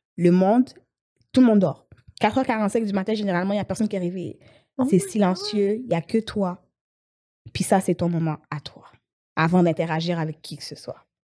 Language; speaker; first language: French; native; French